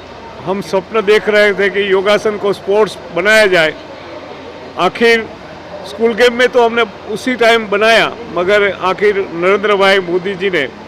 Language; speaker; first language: Hindi; native; Hindi